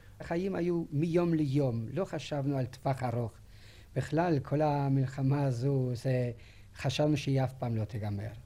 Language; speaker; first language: Hebrew; non-native, fluent; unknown